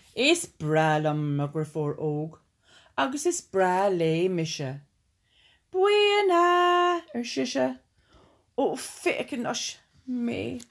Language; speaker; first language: Irish; non-native, local second language; English